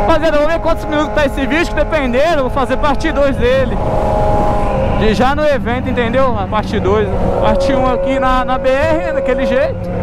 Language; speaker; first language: Portuguese; native; Portuguese